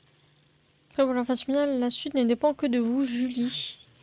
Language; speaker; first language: French; native; French